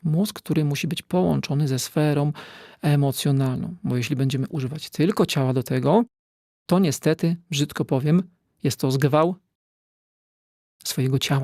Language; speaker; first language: Polish; native; Polish